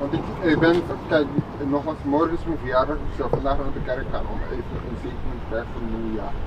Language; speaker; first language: Dutch; non-native, learner; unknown